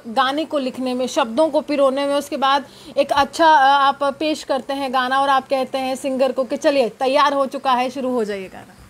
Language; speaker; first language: Hindi; non-native, local second language; Dogri